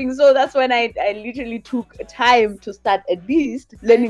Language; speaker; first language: English; non-native, local second language; Southern Sotho